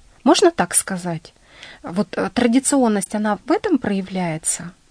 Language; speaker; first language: Russian; native; Russian